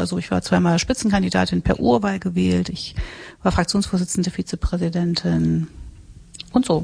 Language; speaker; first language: German; native; German